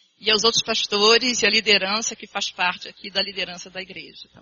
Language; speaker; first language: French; non-native, learner; Portuguese